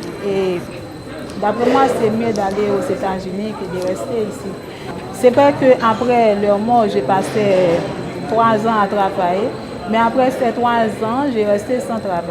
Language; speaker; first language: French; non-native, local second language; Haitian Creole